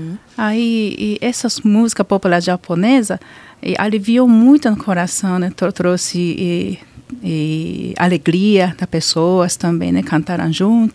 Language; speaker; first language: Portuguese; non-native, learner; Japanese